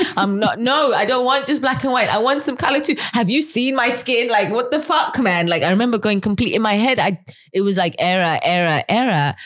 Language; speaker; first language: English; native; English